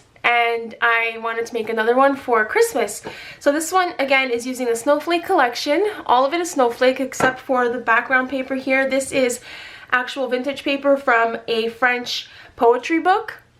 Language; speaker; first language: English; native; English